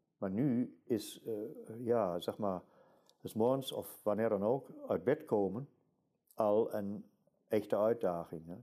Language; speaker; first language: Dutch; non-native, fluent; German